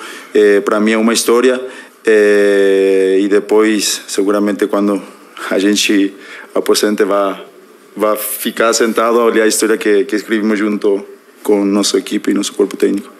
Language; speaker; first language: Portuguese; non-native, fluent; Spanish